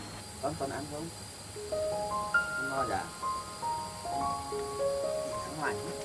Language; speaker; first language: Vietnamese; native; Vietnamese